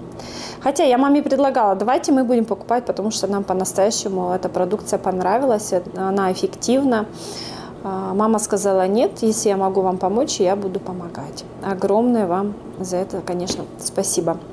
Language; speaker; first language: Russian; native; Russian